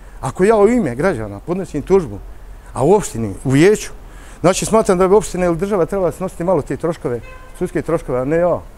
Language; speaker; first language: Serbian; native; Serbian